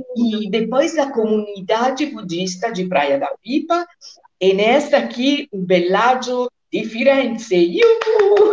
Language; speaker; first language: Portuguese; non-native, fluent; Italian